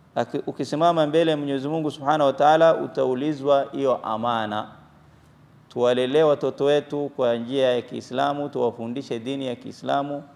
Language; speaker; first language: Swahili; non-native, local second language; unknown